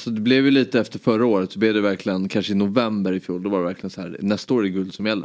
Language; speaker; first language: Swedish; native; Swedish